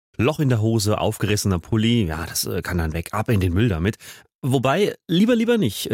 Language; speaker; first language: German; native; German